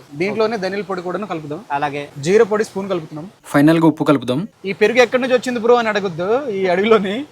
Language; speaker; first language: Telugu; native; Telugu